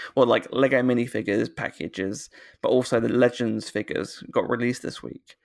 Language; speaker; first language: English; native; English